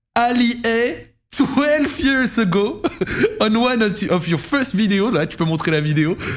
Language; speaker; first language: English; non-native, fluent; French